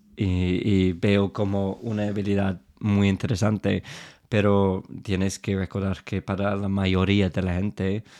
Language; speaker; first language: Spanish; non-native, fluent; English